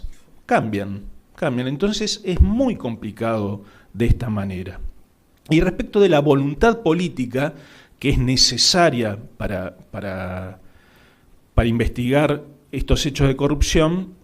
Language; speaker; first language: Spanish; native; Spanish